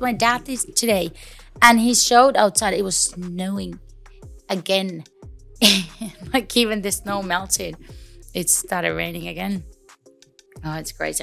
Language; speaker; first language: English; non-native, fluent; Finnish